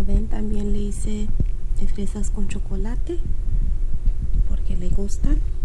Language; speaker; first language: Spanish; native; Spanish